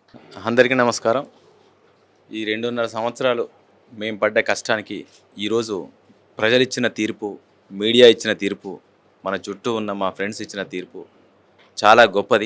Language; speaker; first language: Telugu; native; Telugu